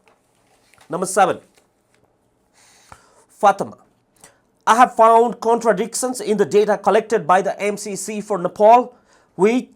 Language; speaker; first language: English; non-native, fluent; Nepali